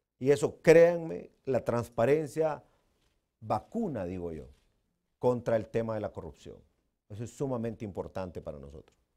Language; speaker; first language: Spanish; native; Spanish